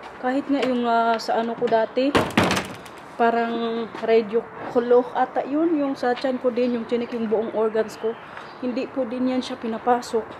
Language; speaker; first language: Filipino; non-native, local second language; Waray